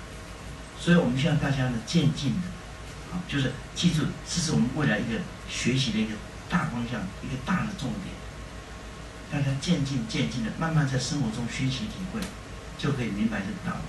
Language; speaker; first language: Chinese; native; Chinese